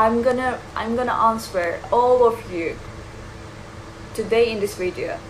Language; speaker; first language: English; non-native, fluent; Urdu